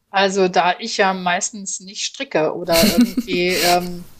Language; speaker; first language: German; native; German